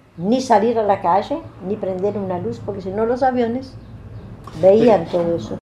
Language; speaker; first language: Spanish; early bilingual, other home language; German